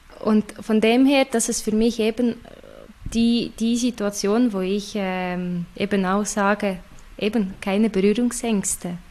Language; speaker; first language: German; non-native, fluent; Russian